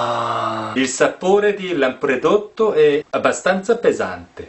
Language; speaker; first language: Italian; non-native, learner; Korean